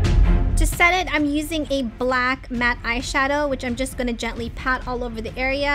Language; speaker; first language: English; native; English